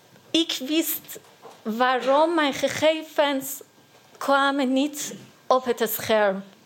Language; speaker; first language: Dutch; non-native, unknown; Persian